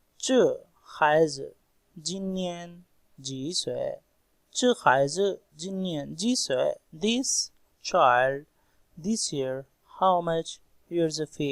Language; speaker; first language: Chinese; non-native, learner; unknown